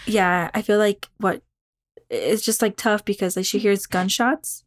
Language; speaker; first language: English; early bilingual, other home language; Spanish